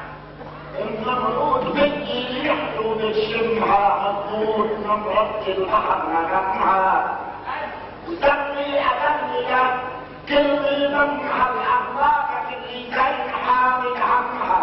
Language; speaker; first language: Arabic; native; Arabic